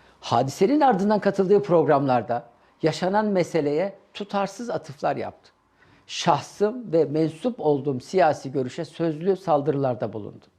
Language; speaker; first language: Turkish; native; Turkish